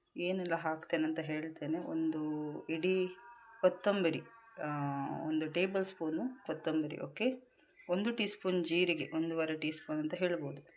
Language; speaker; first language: Kannada; non-native, local second language; Konkani